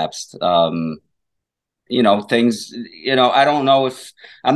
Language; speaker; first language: English; non-native, fluent; Portuguese